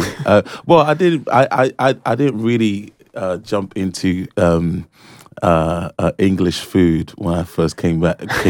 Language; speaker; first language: English; early bilingual, other home language; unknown